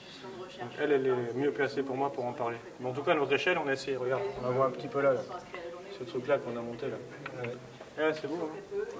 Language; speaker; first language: French; native; French